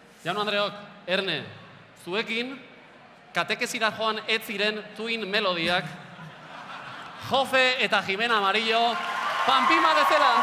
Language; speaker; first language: Basque; native; Basque